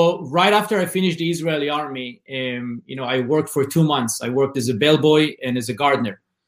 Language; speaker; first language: English; non-native, fluent; Hebrew